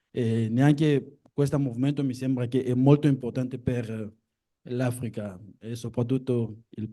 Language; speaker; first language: Italian; non-native, learner; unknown